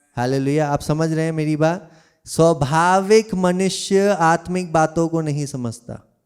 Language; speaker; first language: Hindi; non-native, local second language; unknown